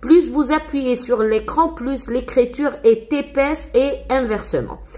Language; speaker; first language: French; non-native, local second language; Arabic